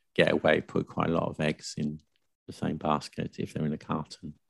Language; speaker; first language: English; native; English